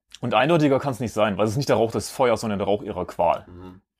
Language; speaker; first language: German; native; German